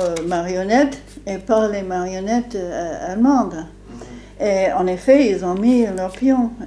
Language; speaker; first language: French; non-native, fluent; English